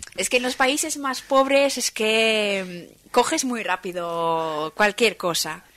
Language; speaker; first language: Spanish; non-native, fluent; Dutch